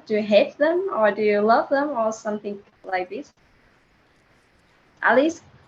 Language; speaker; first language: English; non-native, learner; Vietnamese